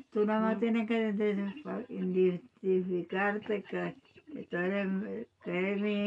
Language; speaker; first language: Spanish; native; Spanish